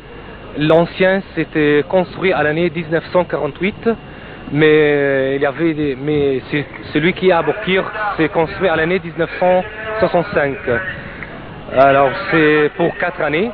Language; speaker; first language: French; non-native, fluent; Arabic